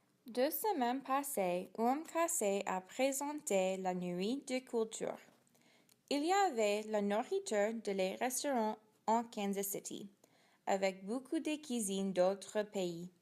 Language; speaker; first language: French; non-native, learner; English